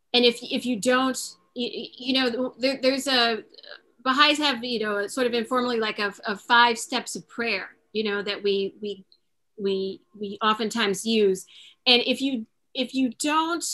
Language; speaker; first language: English; native; English